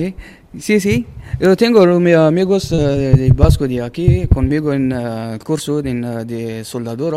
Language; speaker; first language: Spanish; non-native, learner; Arabic